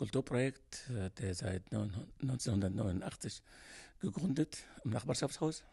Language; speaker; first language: German; non-native, learner; Arabic